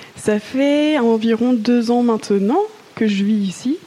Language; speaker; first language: French; native; French